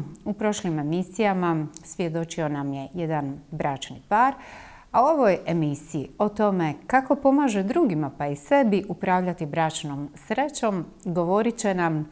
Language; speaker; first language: Croatian; native; Croatian